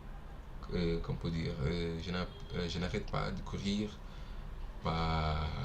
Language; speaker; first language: French; non-native, learner; Portuguese